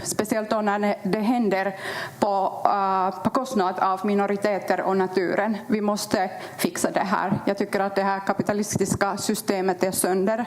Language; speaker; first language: Swedish; non-native, fluent; Kurdish